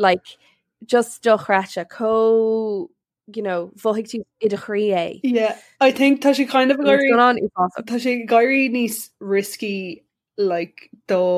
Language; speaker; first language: Irish; non-native, local second language; English